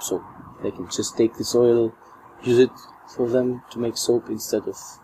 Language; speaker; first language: English; non-native, fluent; Greek